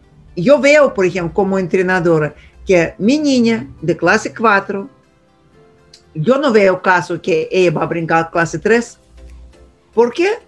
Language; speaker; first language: Spanish; non-native, fluent; Russian